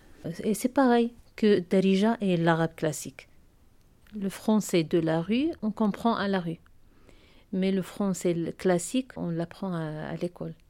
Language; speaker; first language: French; non-native, learner; Arabic